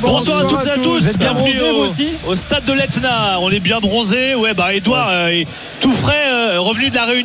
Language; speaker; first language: French; native; French